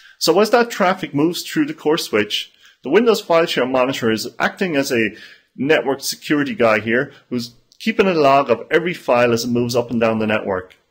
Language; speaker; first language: English; native; English